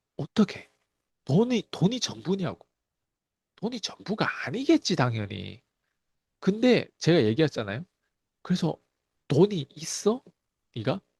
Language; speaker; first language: Korean; early bilingual, heritage; Korean